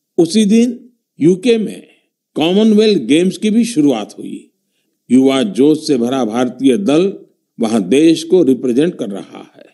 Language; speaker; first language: Hindi; non-native, local second language; Gujarati